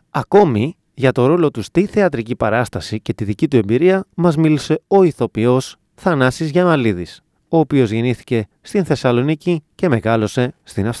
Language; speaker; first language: Greek; native; Greek